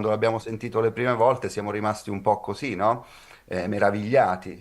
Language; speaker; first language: Italian; native; Italian